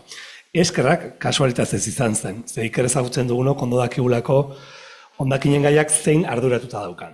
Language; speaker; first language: Basque; native; Basque